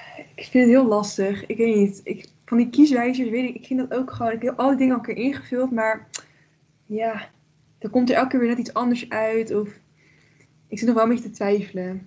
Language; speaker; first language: Dutch; native; Dutch